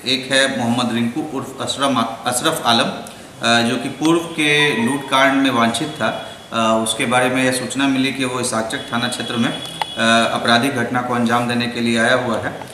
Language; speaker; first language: Hindi; native; Hindi